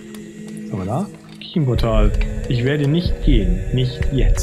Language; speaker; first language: German; native; German